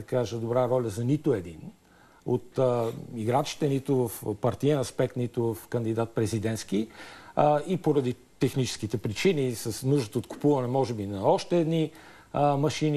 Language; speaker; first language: Bulgarian; native; Bulgarian